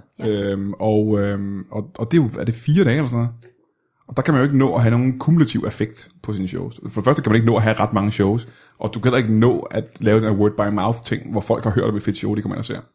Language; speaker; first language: Danish; native; Danish